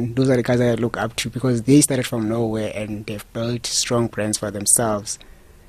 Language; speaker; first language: English; non-native, local second language; Xhosa